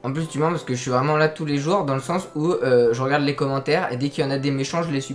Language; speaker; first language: French; native; French